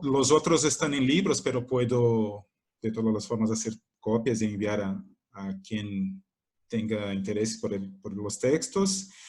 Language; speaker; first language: Spanish; non-native, fluent; Portuguese